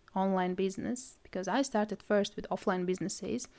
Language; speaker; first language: English; non-native, fluent; Latvian